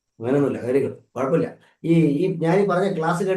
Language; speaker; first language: Malayalam; native; Malayalam